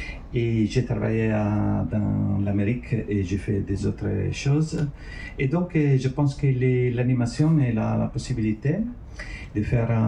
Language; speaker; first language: French; non-native, fluent; Italian